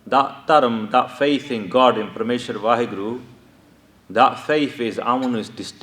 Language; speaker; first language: English; early bilingual, other home language; Punjabi